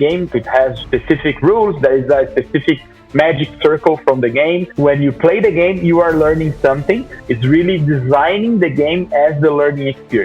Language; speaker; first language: English; non-native, fluent; Portuguese